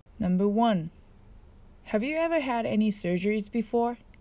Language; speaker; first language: English; non-native, fluent; Japanese